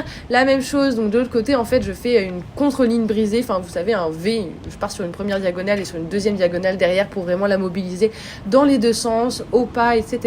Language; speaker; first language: French; native; French